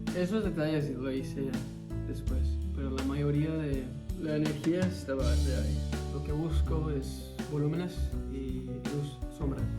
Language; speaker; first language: Spanish; early bilingual, heritage; Spanish